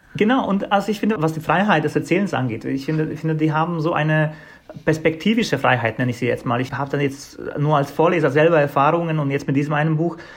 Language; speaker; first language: German; non-native, fluent; Bosnian